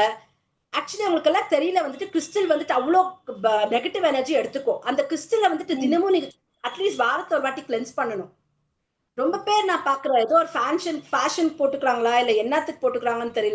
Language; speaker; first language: Tamil; native; Tamil